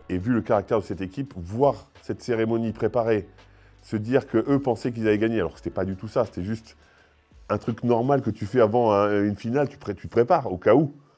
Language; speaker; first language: French; native; French